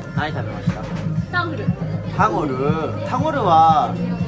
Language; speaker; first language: Japanese; non-native, learner; Korean